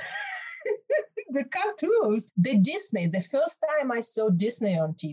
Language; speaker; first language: English; non-native, fluent; Russian